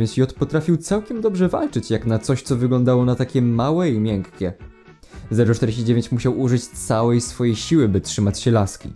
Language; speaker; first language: Polish; native; Polish